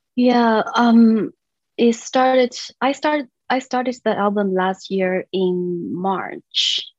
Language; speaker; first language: English; non-native, fluent; Chinese